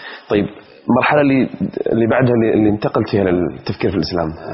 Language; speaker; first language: Arabic; native; Arabic